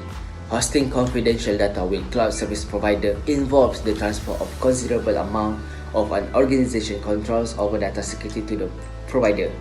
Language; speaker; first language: English; non-native, local second language; Malay